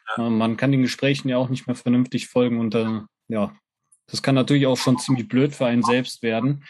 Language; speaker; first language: German; native; German